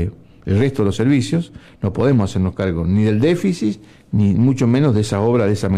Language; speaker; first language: Spanish; native; Spanish